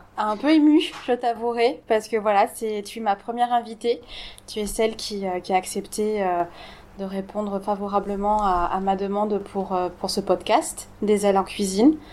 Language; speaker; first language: French; native; French